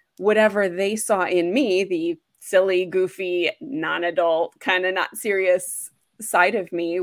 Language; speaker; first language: English; native; English